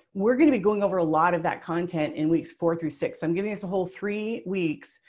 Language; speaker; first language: English; native; English